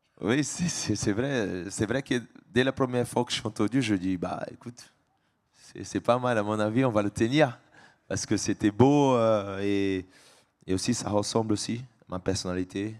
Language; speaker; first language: French; non-native, fluent; Portuguese